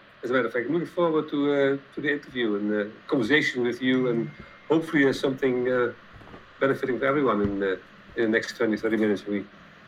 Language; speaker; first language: English; non-native, fluent; Dutch